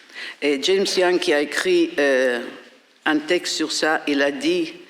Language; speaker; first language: French; non-native, fluent; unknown